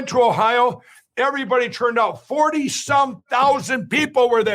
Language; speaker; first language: English; native; English